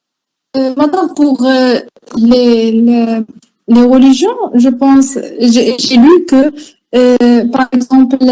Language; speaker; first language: French; non-native, learner; Arabic